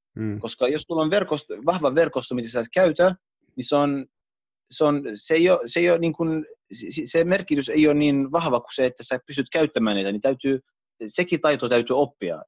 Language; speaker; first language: Finnish; early bilingual, other home language; Arabic